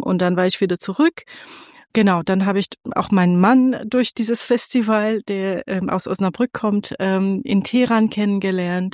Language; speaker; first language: German; non-native, fluent; Persian